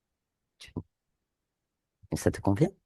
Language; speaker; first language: French; native; French